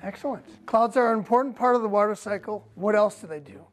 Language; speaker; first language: English; native; English